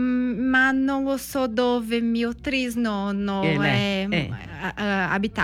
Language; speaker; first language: Italian; non-native, learner; Portuguese